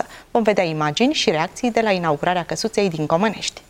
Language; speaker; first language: Romanian; native; Romanian